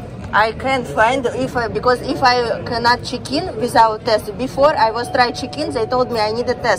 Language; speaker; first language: English; non-native, learner; Russian